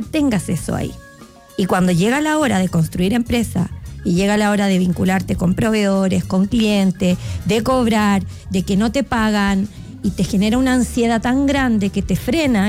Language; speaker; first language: Spanish; native; Spanish